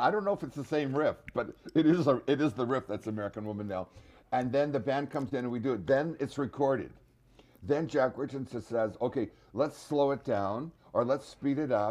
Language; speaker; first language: English; native; English